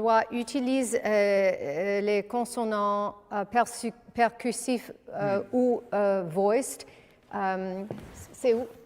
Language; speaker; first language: French; non-native, fluent; English